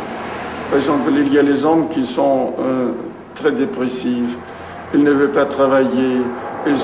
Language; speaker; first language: French; non-native, learner; Uzbek